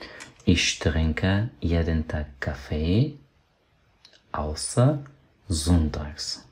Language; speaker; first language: German; non-native, fluent; Persian